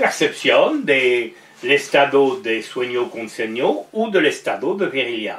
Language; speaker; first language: Spanish; non-native, learner; French